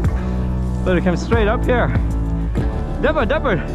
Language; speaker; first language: English; native; English